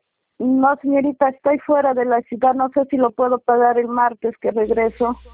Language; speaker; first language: Spanish; native; Spanish